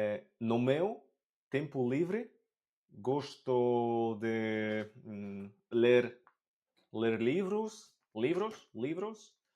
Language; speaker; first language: Portuguese; non-native, learner; Polish